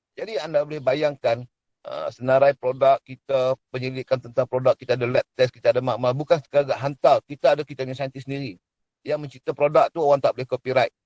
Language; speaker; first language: Malay; native; Malay